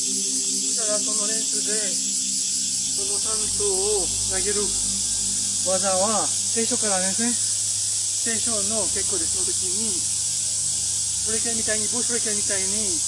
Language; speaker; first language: Japanese; non-native, fluent; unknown